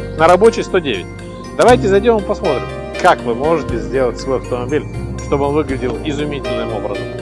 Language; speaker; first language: Russian; native; Russian